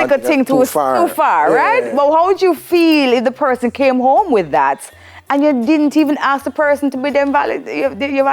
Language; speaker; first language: English; native; English